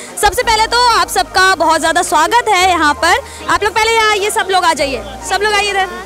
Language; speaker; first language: Hindi; native; Hindi